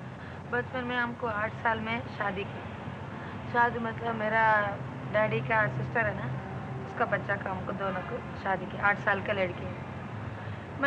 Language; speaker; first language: Hindi; non-native, local second language; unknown